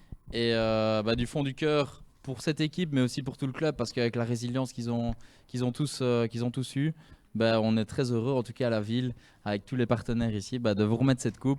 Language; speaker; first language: French; native; French